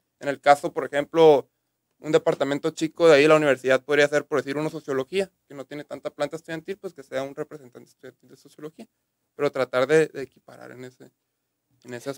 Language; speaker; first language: Spanish; native; Spanish